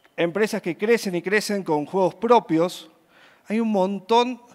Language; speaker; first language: Spanish; native; Spanish